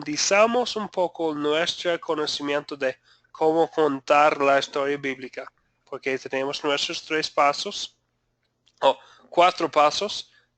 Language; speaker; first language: Spanish; non-native, fluent; English